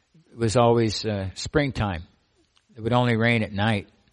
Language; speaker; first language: English; native; English